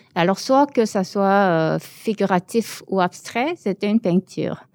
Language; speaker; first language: French; early bilingual, other home language; Korean